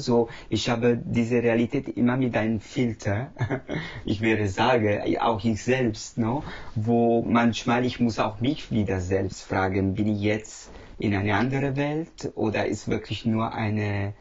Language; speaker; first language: German; non-native, fluent; Italian